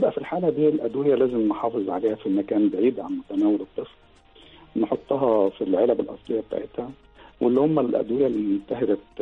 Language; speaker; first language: Arabic; native; Arabic